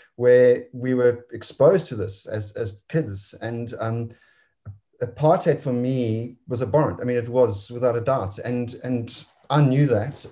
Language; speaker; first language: English; native; English